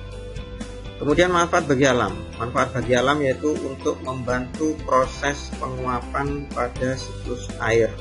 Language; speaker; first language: Indonesian; native; Indonesian